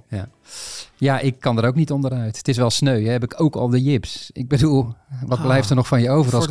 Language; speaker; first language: Dutch; native; Dutch